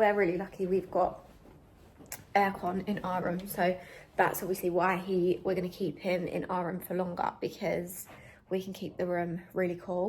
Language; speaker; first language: English; native; English